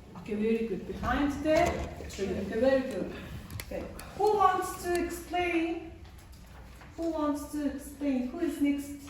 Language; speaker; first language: English; non-native, fluent; Mongolian